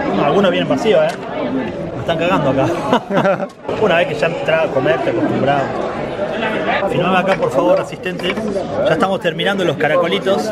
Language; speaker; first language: Spanish; native; Spanish